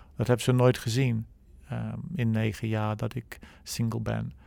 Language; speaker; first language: Dutch; non-native, fluent; English